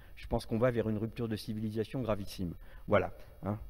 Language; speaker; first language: French; native; French